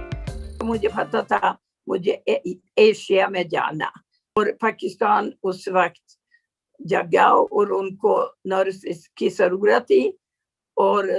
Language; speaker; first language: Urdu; non-native, learner; Swedish